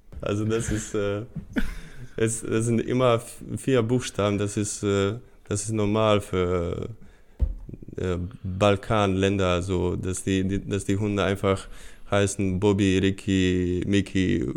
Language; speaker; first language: German; non-native, fluent; Bosnian